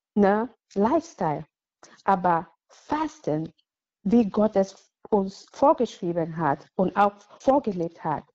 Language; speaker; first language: German; non-native, fluent; English